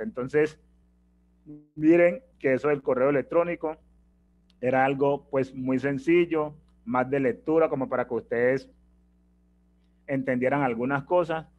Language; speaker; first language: Spanish; native; Spanish